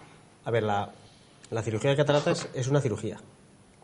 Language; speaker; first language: Spanish; native; Spanish